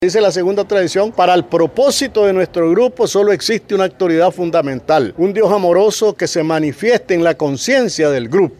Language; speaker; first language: Spanish; native; Spanish